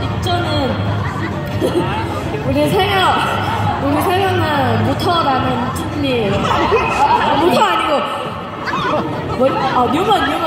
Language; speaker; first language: Korean; non-native, fluent; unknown